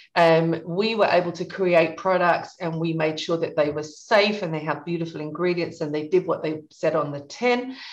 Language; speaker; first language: English; native; English